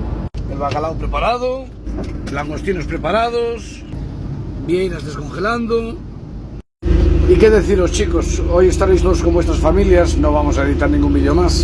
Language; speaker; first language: Spanish; native; Spanish